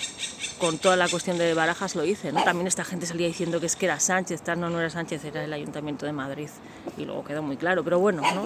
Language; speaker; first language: Spanish; native; Spanish